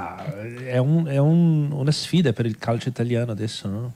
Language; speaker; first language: Italian; non-native, fluent; Portuguese